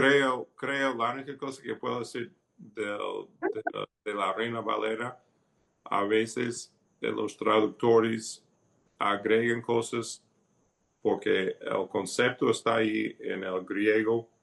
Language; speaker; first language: Spanish; non-native, fluent; English